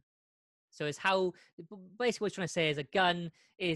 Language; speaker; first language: English; native; English